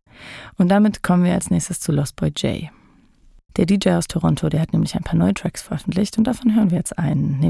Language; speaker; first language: German; native; German